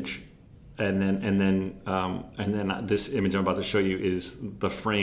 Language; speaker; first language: English; native; English